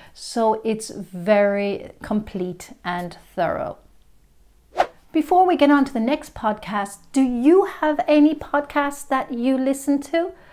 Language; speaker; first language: English; native; English